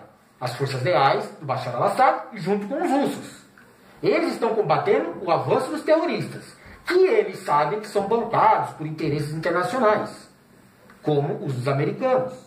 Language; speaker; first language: Portuguese; native; Portuguese